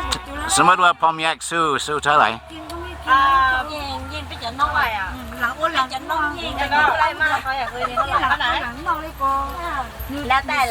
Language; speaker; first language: Thai; non-native, learner; English